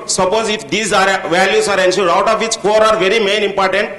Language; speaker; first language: English; non-native, local second language; Telugu